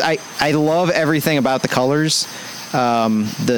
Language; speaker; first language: English; native; English